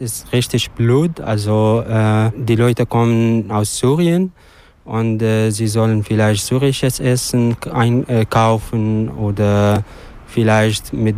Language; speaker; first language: German; non-native, learner; Arabic